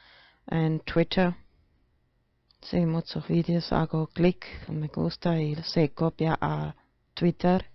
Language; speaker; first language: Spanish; non-native, fluent; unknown